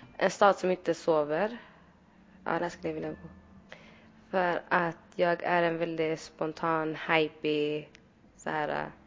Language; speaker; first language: Swedish; early bilingual, other home language; Somali